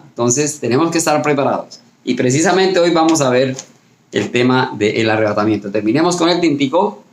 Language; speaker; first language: Spanish; native; Spanish